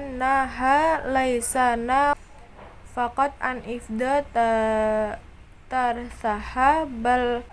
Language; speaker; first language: Arabic; non-native, learner; Indonesian